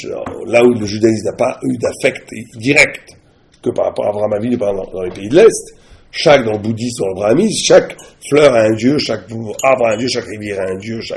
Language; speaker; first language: French; native; French